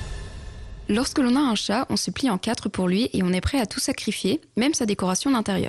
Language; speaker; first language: French; native; French